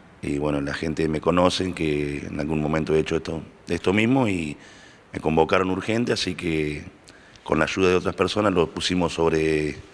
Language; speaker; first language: Spanish; native; Spanish